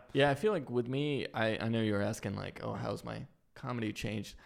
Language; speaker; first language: English; native; English